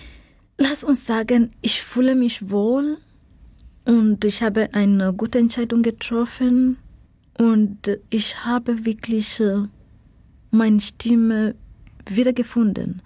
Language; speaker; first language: German; non-native, fluent; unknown